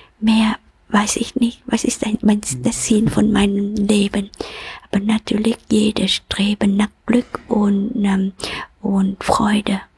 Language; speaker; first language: German; non-native, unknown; Vietnamese